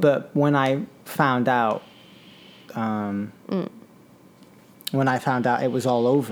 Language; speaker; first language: English; native; English